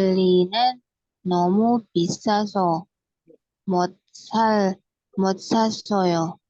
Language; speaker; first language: Korean; non-native, learner; Indonesian